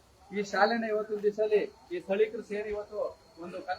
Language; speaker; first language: Kannada; native; Kannada